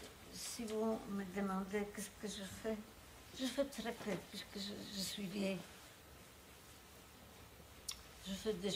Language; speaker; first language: French; non-native, fluent; Polish